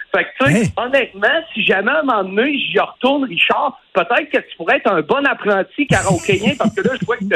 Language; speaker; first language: French; native; French